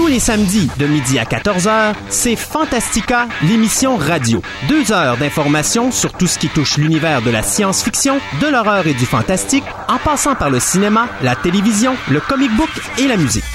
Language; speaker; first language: French; native; French